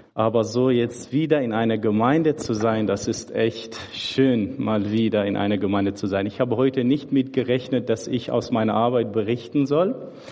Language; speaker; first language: German; early bilingual, other home language; Turoyo